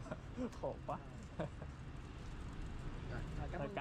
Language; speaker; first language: Vietnamese; non-native, fluent; English